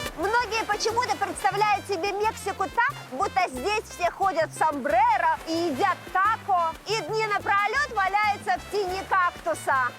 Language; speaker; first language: Russian; native; Russian